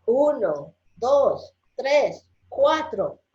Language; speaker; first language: Spanish; non-native, fluent; English